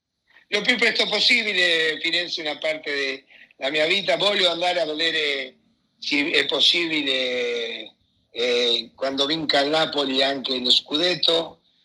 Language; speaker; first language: Italian; non-native, fluent; Spanish